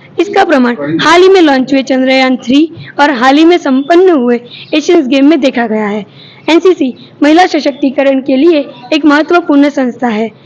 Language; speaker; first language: Hindi; non-native, local second language; Gujarati